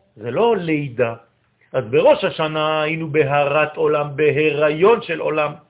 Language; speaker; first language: Hebrew; non-native, fluent; French